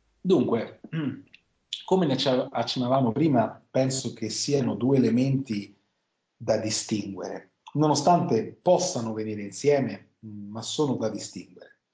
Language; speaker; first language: Italian; native; Italian